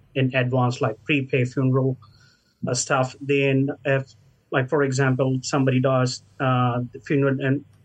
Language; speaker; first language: English; non-native, local second language; Hindi